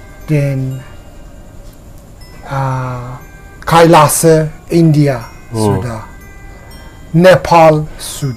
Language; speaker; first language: Indonesian; non-native, learner; Persian